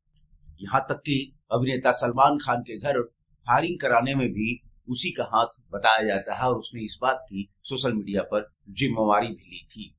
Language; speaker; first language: Hindi; native; Hindi